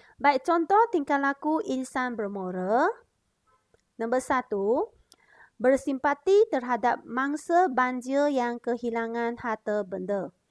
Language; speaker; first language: Malay; non-native, local second language; Chinese